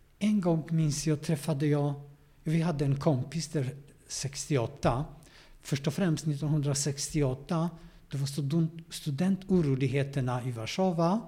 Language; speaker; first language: Swedish; non-native, fluent; Polish